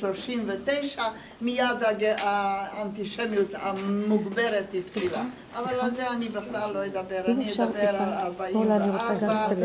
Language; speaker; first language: Hebrew; non-native, fluent; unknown